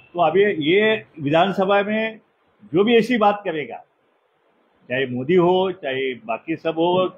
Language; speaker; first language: Hindi; non-native, local second language; Marathi